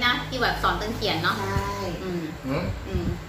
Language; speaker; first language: Vietnamese; non-native, learner; Thai